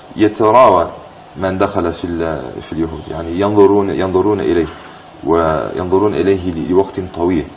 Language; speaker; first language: Arabic; non-native, fluent; English